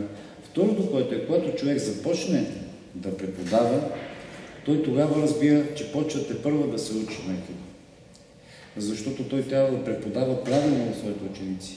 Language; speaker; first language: Bulgarian; native; Bulgarian